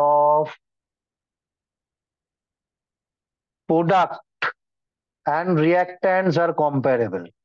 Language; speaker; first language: English; non-native, local second language; Hindi